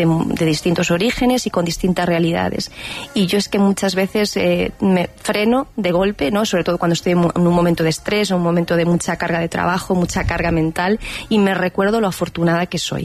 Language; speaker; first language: Spanish; native; Spanish